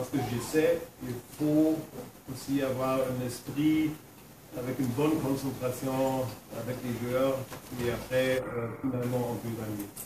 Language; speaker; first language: French; non-native, fluent; German